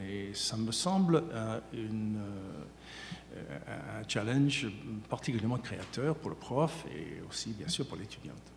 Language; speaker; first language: French; native; French